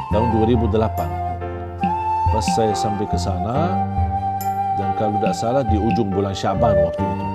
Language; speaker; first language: Indonesian; non-native, fluent; Arabic